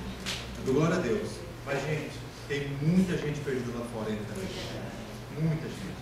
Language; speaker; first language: Portuguese; native; Portuguese